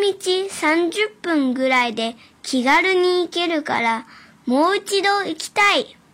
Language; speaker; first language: Japanese; early bilingual, other home language; Chinese